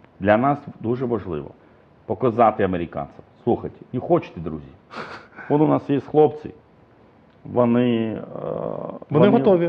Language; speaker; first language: Ukrainian; non-native, fluent; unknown